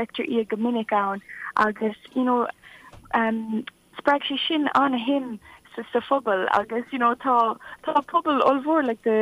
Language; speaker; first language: Irish; non-native, local second language; English